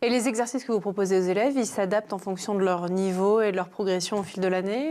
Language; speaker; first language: French; native; French